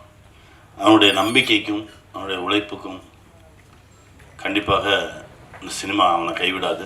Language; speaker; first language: Tamil; native; Tamil